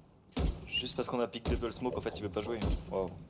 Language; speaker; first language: French; native; French